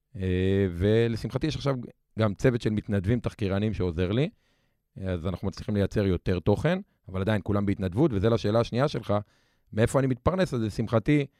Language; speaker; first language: Hebrew; native; Hebrew